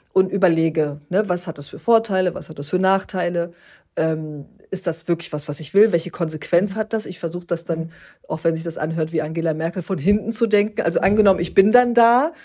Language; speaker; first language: German; early bilingual, other home language; Turkish